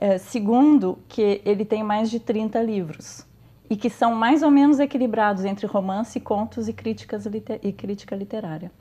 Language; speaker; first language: Portuguese; early bilingual, heritage; Portuguese